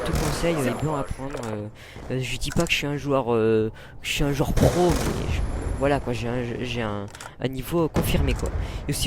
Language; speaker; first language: French; native; French